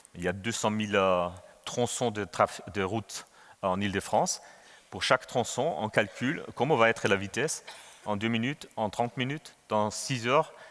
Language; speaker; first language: French; non-native, fluent; German